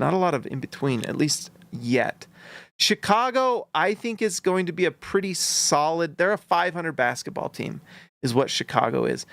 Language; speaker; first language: English; native; English